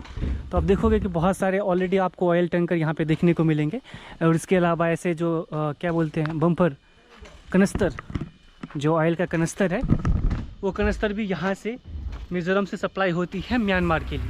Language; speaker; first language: Hindi; native; Hindi